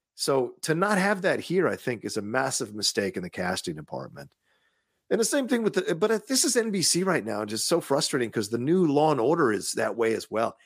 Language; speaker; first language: English; early bilingual, other home language; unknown